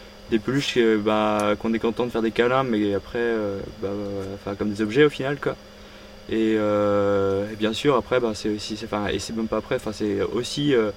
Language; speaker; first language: French; native; French